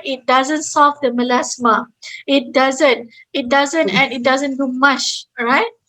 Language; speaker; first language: English; non-native, fluent; Malay